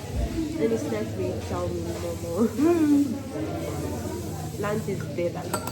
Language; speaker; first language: English; non-native, learner; Tibetan